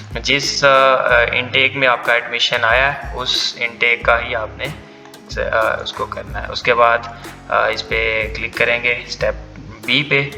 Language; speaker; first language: Urdu; non-native, local second language; Punjabi